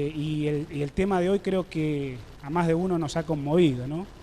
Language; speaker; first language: Spanish; native; Spanish